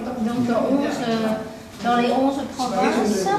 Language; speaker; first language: French; non-native, fluent; Korean